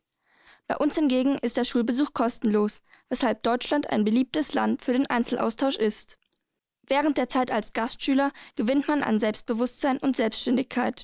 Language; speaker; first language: German; native; German